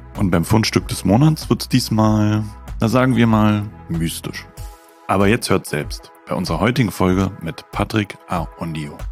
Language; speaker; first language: German; native; German